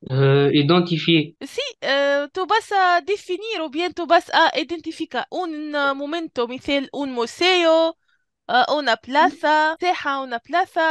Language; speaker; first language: Spanish; non-native, fluent; Arabic